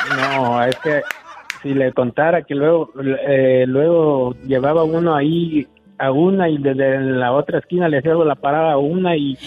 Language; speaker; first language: Spanish; native; Spanish